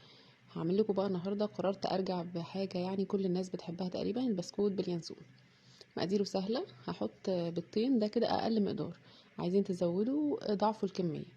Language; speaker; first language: Arabic; native; Arabic